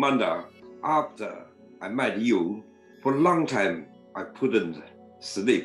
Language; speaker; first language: English; non-native, learner; Chinese